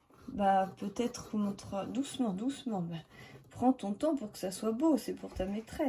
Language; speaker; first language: French; native; French